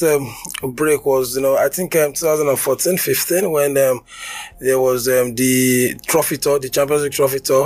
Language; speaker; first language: English; non-native, local second language; Yoruba